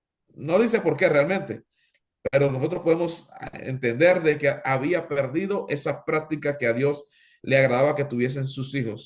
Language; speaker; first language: Spanish; native; Spanish